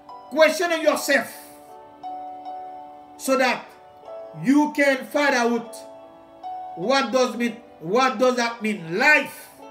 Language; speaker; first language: English; non-native, learner; Haitian Creole